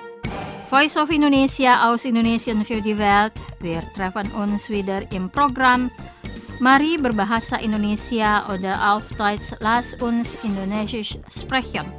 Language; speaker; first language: German; non-native, fluent; Indonesian